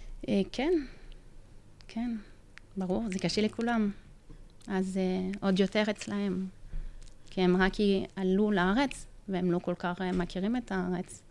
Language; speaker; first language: Hebrew; non-native, fluent; French